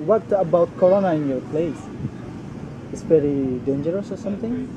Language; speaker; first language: English; non-native, learner; Indonesian